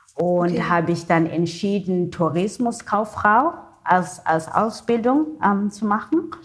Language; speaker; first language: German; non-native, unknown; Xhosa